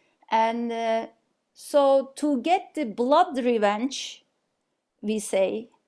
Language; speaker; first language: English; non-native, fluent; Turkish